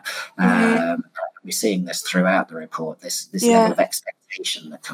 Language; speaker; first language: English; native; English